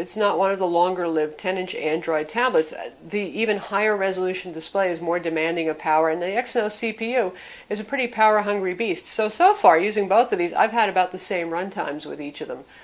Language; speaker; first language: English; native; English